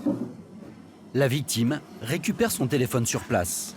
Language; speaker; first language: French; native; French